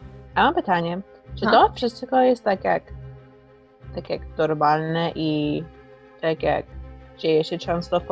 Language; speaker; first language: Polish; early bilingual, heritage; Polish